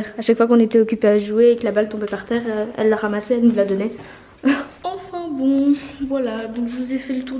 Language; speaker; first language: French; native; French